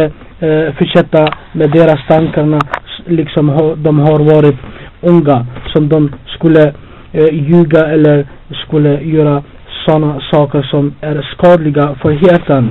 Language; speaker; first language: Swedish; non-native, fluent; Albanian